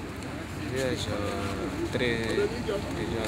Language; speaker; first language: Italian; non-native, learner; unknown